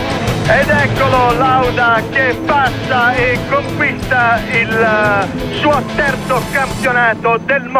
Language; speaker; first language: Italian; native; Italian